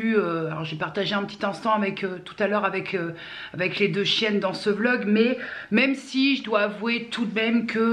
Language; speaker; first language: French; native; French